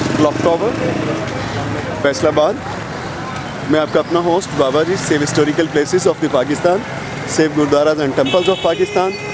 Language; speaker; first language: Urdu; non-native, local second language; Punjabi